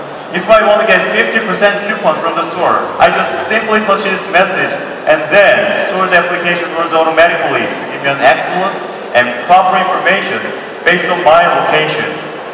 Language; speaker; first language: English; non-native, fluent; Korean